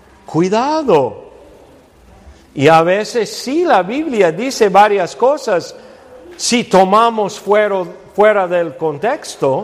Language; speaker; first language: Spanish; non-native, fluent; English